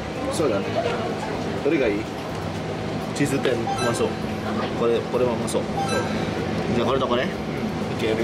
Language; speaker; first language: Japanese; non-native, fluent; Indonesian